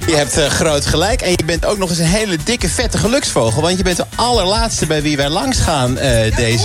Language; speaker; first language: Dutch; native; Dutch